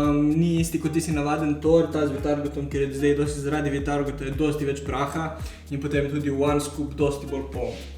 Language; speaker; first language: Slovenian; native; Slovenian